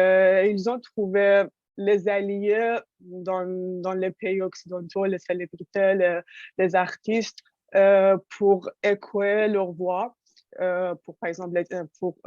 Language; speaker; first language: French; non-native, fluent; Persian